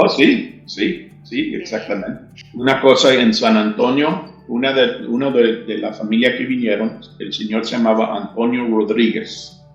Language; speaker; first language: Spanish; early bilingual, heritage; English